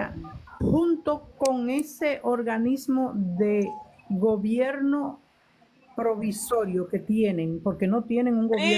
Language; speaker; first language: Spanish; native; Spanish